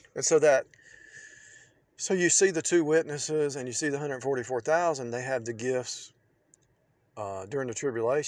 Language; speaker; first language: English; native; English